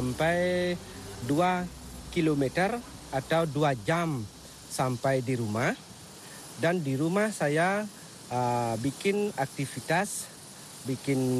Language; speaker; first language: Indonesian; non-native, local second language; Balinese